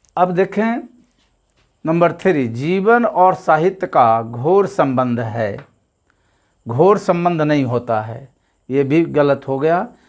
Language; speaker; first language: Hindi; native; Hindi